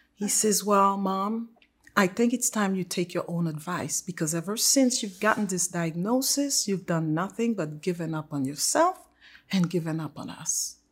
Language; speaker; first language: English; non-native, fluent; Haitian Creole